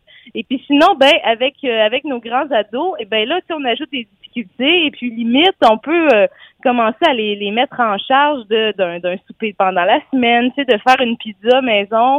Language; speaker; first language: French; native; French